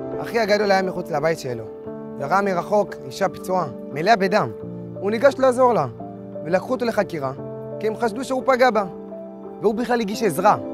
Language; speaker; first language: Hebrew; early bilingual, other home language; Amharic